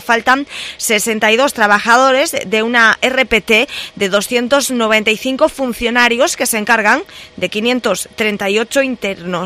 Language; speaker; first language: Spanish; native; Spanish